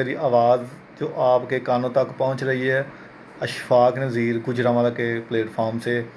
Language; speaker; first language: Hindi; non-native, local second language; Punjabi